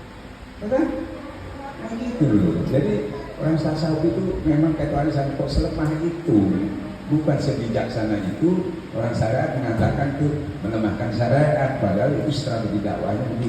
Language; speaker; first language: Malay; non-native, local second language; Javanese